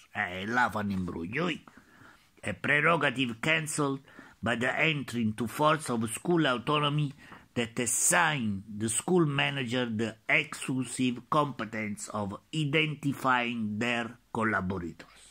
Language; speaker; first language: English; non-native, learner; Italian